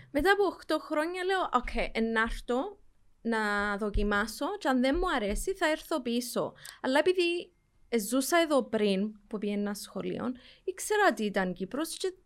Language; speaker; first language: Greek; early bilingual, heritage; Greek